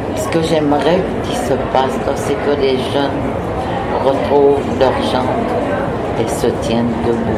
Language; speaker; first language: French; non-native, local second language; Innu-aimun